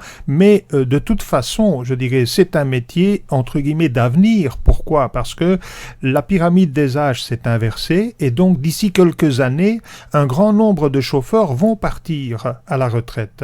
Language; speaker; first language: French; native; French